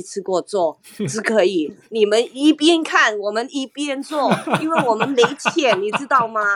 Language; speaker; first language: Chinese; non-native, local second language; Cantonese